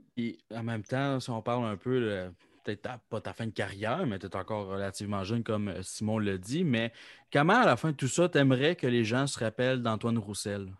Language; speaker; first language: French; native; French